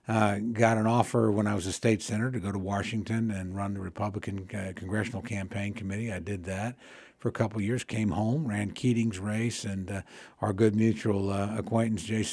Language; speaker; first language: English; native; English